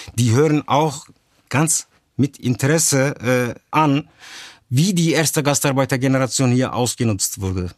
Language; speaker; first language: German; early bilingual, other home language; Turkish